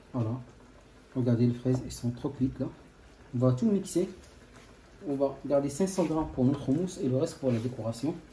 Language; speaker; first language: French; non-native, local second language; Arabic